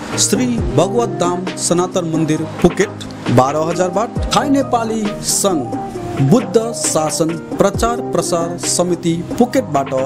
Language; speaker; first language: Nepali; early bilingual, heritage; Nepali